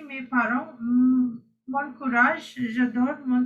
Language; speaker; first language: French; non-native, learner; Sinhala